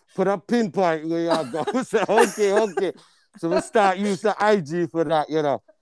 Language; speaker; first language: English; non-native, local second language; Jamaican Creole English